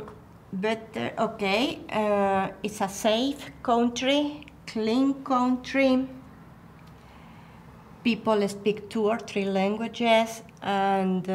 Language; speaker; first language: English; non-native, learner; Spanish